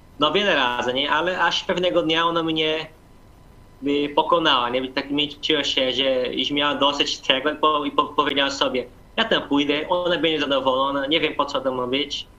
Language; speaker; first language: Polish; non-native, fluent; Portuguese